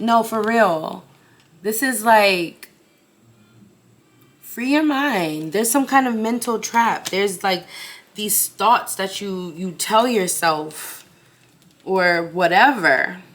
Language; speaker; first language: English; native; English